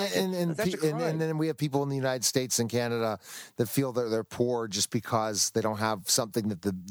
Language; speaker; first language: English; native; English